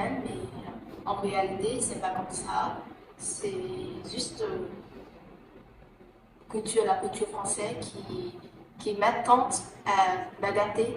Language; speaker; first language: French; non-native, fluent; Vietnamese